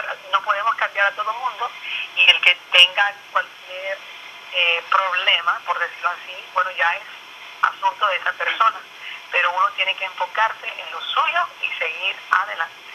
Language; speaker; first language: Spanish; early bilingual, other home language; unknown